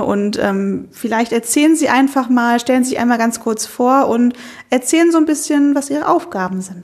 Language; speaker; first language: German; native; German